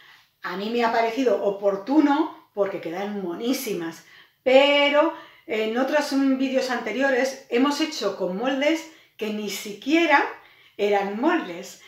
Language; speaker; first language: Spanish; native; Spanish